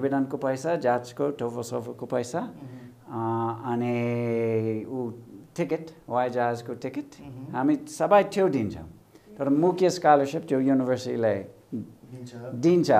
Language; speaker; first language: Nepali; non-native, fluent; English